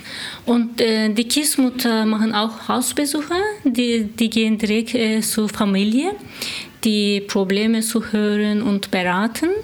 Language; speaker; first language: German; non-native, learner; Turkish